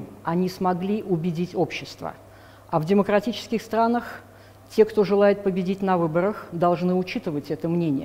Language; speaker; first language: Russian; native; Russian